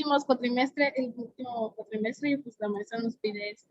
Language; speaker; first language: Spanish; native; Spanish